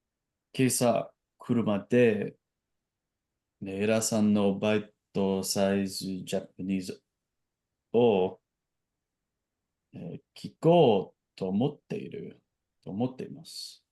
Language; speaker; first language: Japanese; non-native, learner; English